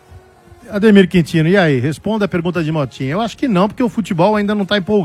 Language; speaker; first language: Portuguese; native; Portuguese